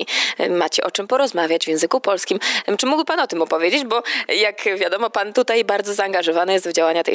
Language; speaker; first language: Polish; native; Polish